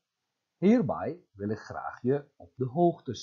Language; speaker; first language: Dutch; non-native, fluent; Turkish